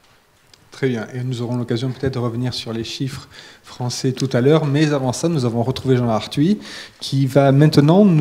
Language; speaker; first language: French; native; French